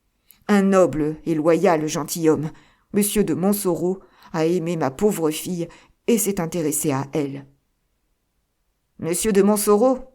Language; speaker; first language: French; native; French